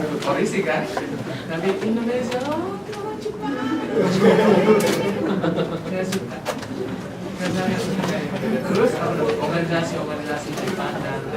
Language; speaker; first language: Indonesian; non-native, fluent; Japanese